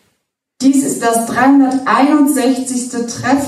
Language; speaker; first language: German; native; German